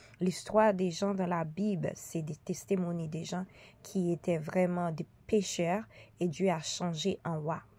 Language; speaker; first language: French; early bilingual, other home language; Haitian Creole